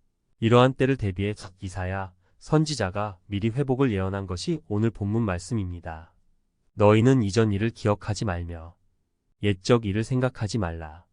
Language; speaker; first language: Korean; native; Korean